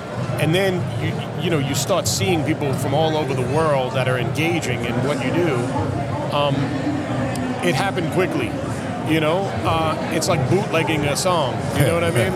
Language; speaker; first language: English; native; English